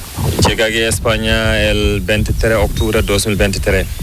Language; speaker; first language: Spanish; non-native, learner; Fula